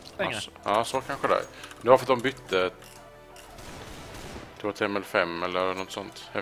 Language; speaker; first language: Swedish; native; Swedish